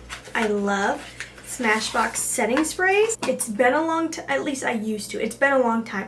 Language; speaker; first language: English; native; English